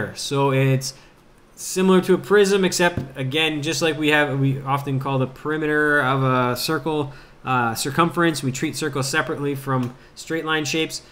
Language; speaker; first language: English; native; English